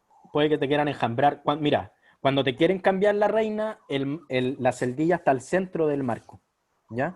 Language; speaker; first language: Spanish; native; Spanish